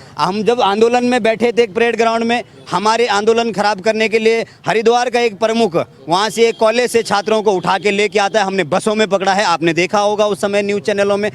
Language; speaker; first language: Hindi; native; Hindi